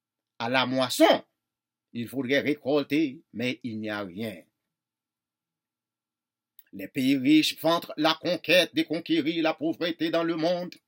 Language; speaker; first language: French; non-native, local second language; Haitian Creole